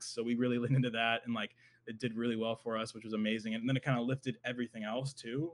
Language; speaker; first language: English; native; English